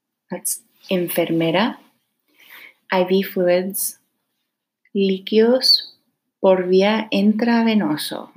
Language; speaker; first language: Spanish; non-native, fluent; English